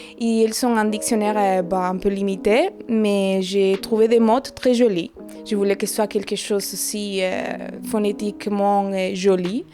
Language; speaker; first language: French; non-native, fluent; Spanish